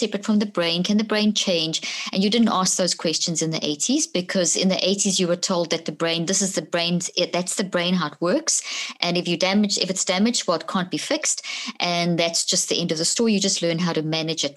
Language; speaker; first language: English; native; English